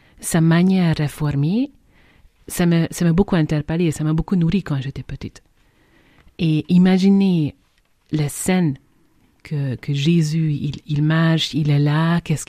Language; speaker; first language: French; non-native, fluent; Hungarian